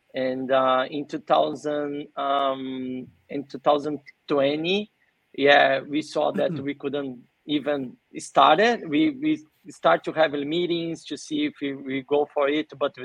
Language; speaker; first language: English; non-native, fluent; Portuguese